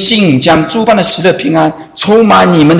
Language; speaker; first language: Chinese; native; Chinese